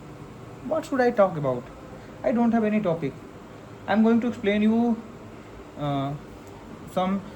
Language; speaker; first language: English; non-native, learner; Hindi